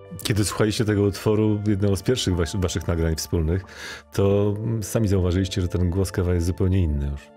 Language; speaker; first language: Polish; native; Polish